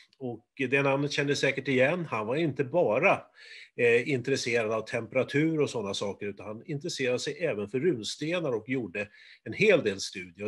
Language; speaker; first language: Swedish; native; Swedish